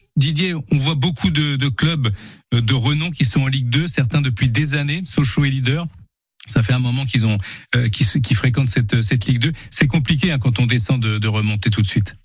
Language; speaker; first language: French; native; French